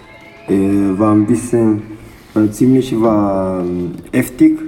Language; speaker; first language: German; non-native, learner; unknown